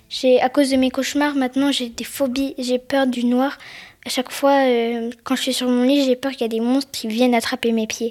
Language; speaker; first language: French; early bilingual, other home language; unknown